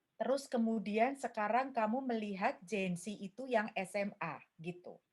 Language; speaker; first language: Indonesian; native; Indonesian